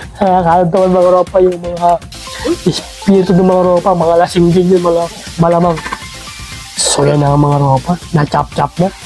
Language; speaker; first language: Filipino; native; Filipino